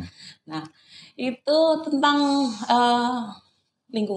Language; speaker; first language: Indonesian; non-native, local second language; Javanese